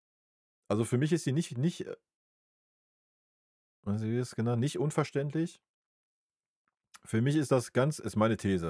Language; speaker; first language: German; native; German